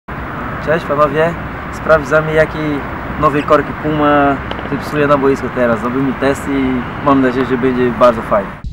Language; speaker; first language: Polish; non-native, learner; Portuguese